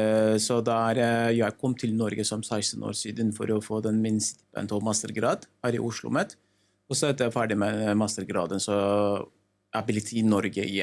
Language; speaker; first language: Norwegian; non-native, learner; Turkish